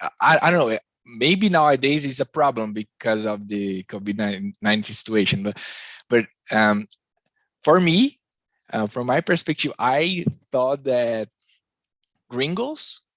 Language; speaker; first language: English; non-native, learner; Portuguese